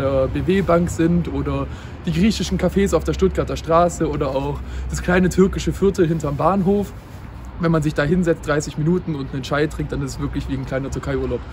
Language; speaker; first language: German; native; German